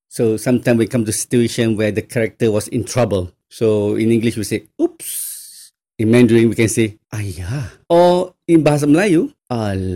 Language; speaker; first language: English; non-native, local second language; Chinese